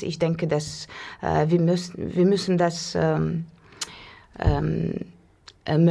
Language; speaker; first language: German; non-native, learner; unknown